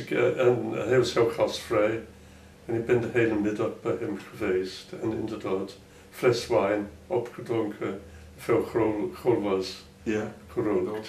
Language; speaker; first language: Dutch; non-native, fluent; English